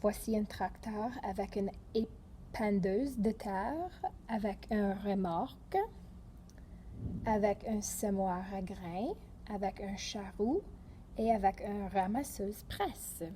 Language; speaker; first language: French; non-native, fluent; English